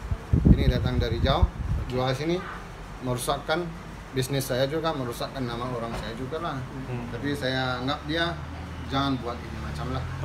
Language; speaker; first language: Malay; non-native, learner; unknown